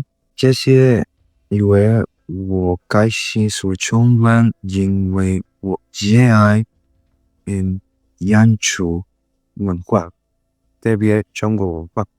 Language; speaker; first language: Chinese; non-native, learner; Spanish